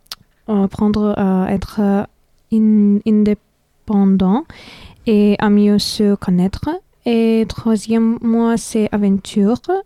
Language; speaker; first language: French; non-native, fluent; Lithuanian